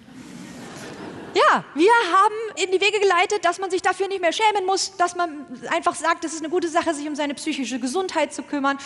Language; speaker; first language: German; native; German